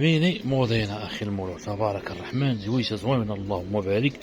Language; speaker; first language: Arabic; native; Arabic